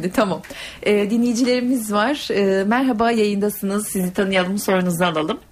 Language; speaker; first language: Turkish; native; Turkish